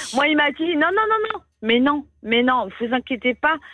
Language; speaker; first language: French; native; French